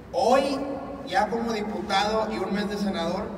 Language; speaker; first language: Spanish; native; Spanish